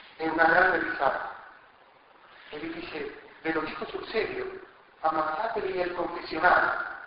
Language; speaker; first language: Italian; non-native, fluent; Spanish